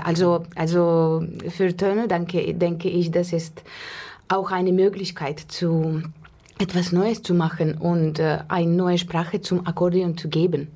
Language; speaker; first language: German; non-native, learner; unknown